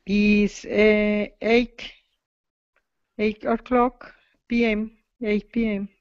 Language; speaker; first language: English; non-native, learner; Spanish